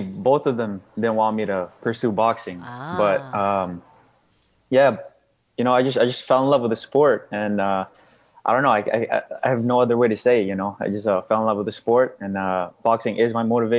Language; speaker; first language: English; non-native, local second language; Cebuano